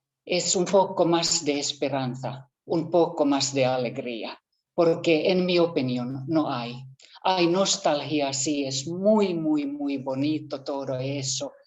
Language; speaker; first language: Spanish; non-native, fluent; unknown